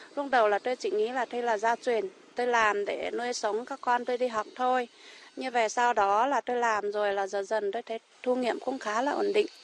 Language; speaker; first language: Vietnamese; non-native, local second language; Iu Mien